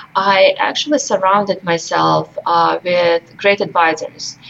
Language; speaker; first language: English; non-native, fluent; Russian